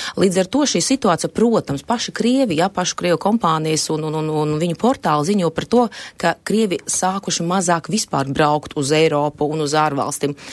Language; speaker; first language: Latvian; non-native, local second language; Russian